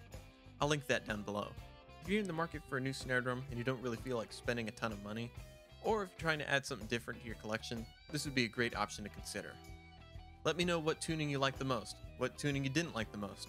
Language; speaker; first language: English; native; English